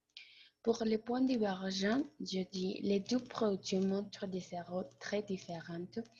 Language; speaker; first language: French; non-native, learner; Spanish